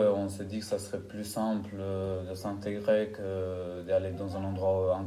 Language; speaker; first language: French; non-native, fluent; Albanian